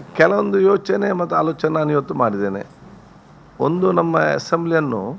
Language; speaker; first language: Kannada; non-native, local second language; Badaga